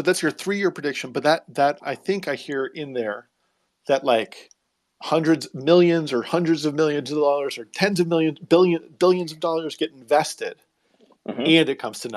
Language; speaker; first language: English; native; English